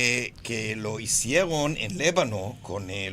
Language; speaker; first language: Spanish; non-native, fluent; Hebrew